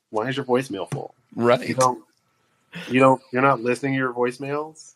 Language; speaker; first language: English; native; English